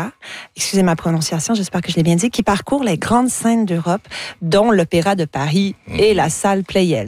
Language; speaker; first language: French; native; French